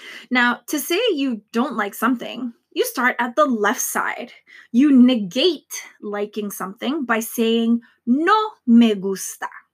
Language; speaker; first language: English; native; English